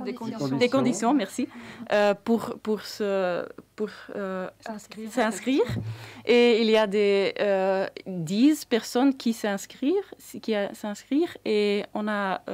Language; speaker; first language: French; non-native, local second language; Dutch